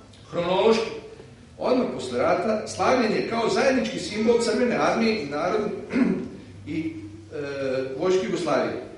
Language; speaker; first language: Serbian; native; Serbian